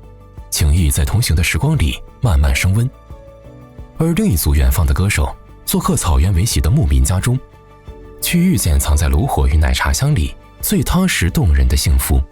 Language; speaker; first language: Chinese; native; Chinese